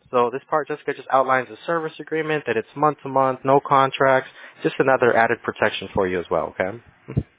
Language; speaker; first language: English; early bilingual, other home language; Spanish